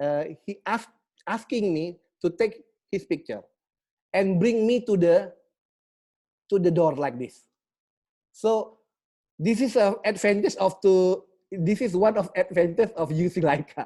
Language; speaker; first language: English; non-native, learner; Indonesian